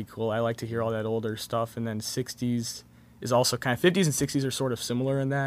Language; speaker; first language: English; native; English